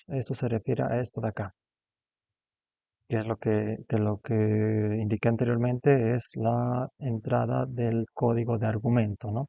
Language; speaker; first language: Spanish; native; Spanish